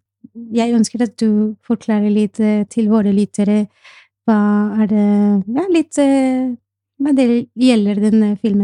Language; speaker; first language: Norwegian; non-native, fluent; Spanish